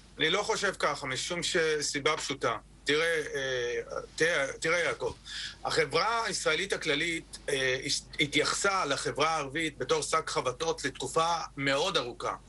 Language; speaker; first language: Hebrew; non-native, local second language; Arabic